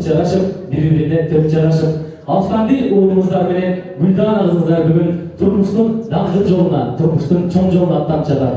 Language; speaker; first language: Kyrgyz; native; Kyrgyz